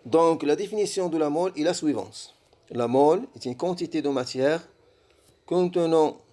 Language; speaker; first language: French; non-native, local second language; Arabic